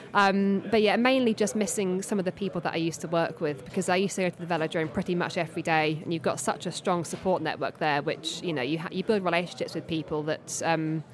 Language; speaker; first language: English; native; English